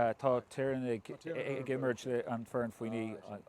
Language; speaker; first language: Irish; non-native, local second language; English